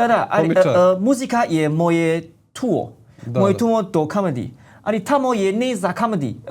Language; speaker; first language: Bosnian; non-native, learner; Chinese